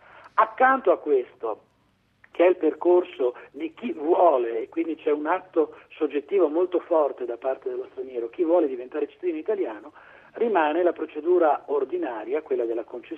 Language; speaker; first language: Italian; native; Italian